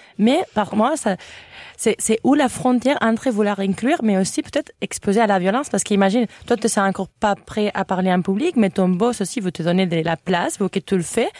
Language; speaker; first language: French; non-native, fluent; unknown